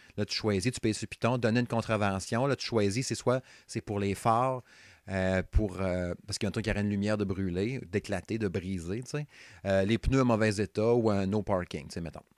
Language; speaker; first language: French; native; French